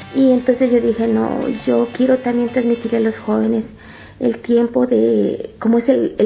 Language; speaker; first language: Spanish; native; Spanish